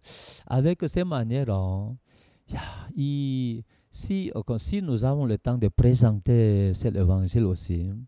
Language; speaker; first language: French; non-native, learner; Korean